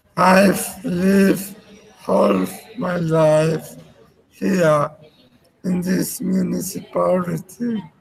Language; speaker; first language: English; non-native, learner; Spanish